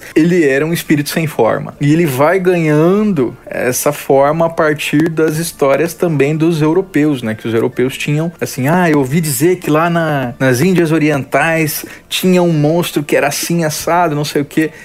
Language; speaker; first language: Portuguese; native; Portuguese